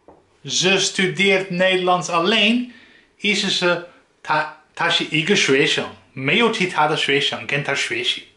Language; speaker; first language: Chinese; non-native, fluent; Dutch